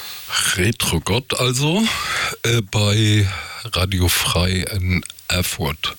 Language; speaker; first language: German; native; German